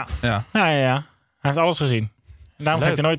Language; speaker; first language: Dutch; native; Dutch